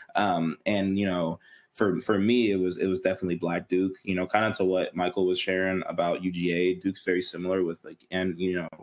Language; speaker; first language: English; native; English